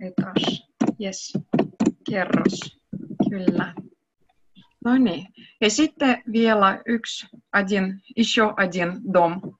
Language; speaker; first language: Finnish; non-native, learner; Russian